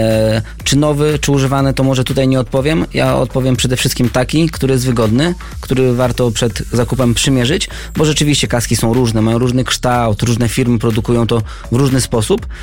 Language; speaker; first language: Polish; native; Polish